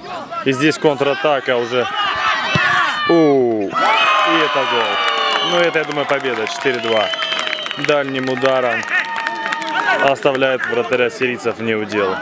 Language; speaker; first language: Russian; native; Russian